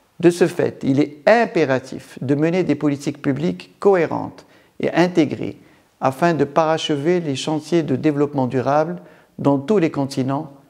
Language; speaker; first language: French; non-native, local second language; Arabic